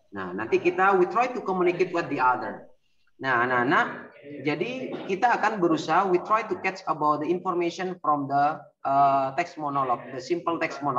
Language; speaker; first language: English; non-native, learner; Indonesian